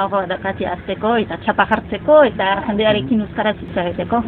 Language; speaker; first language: Basque; non-native, learner; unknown